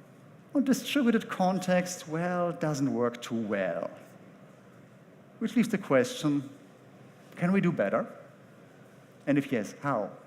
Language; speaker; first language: English; non-native, fluent; German